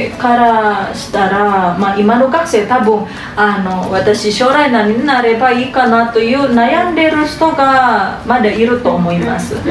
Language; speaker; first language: Japanese; non-native, fluent; Indonesian